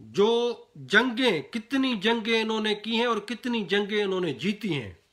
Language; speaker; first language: Urdu; non-native, local second language; Sindhi